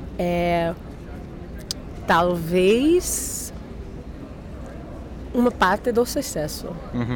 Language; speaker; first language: Portuguese; non-native, learner; English